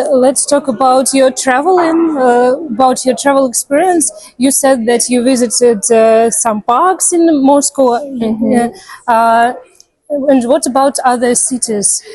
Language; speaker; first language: English; non-native, fluent; Russian